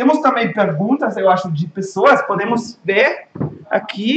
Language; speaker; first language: Portuguese; non-native, fluent; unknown